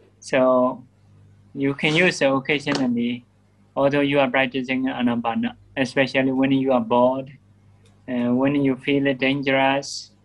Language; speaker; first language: English; non-native, learner; Burmese